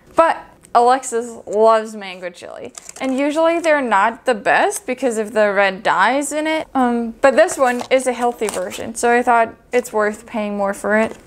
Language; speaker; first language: English; non-native, fluent; German